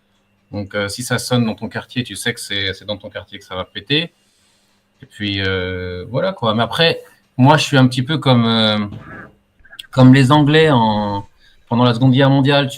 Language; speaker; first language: French; native; French